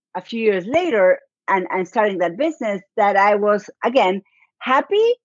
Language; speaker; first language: English; non-native, fluent; Spanish